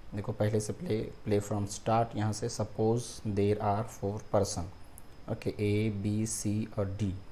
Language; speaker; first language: Hindi; non-native, local second language; Marathi